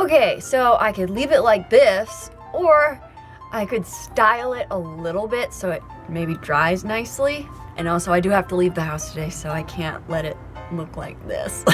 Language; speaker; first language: English; native; English